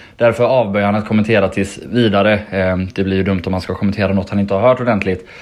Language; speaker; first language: Swedish; native; Swedish